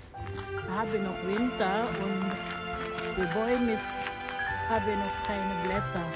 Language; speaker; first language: German; non-native, learner; Filipino